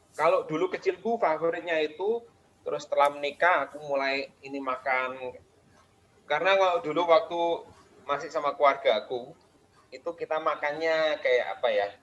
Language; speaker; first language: Indonesian; non-native, fluent; English